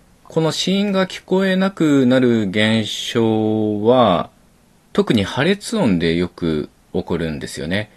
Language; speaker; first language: Japanese; native; Japanese